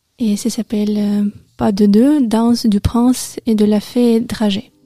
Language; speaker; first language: French; non-native, learner; Russian